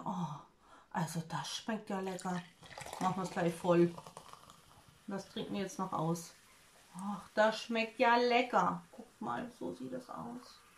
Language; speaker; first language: German; native; German